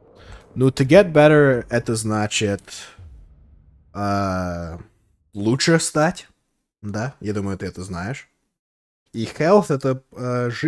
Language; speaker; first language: Russian; non-native, learner; English